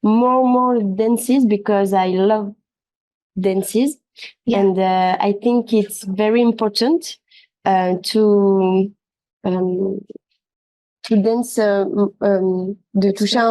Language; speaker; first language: English; non-native, learner; French